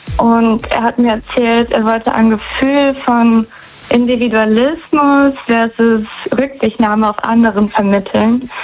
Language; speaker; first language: German; non-native, fluent; Portuguese